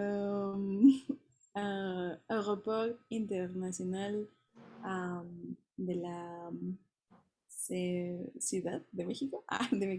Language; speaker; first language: French; non-native, learner; Spanish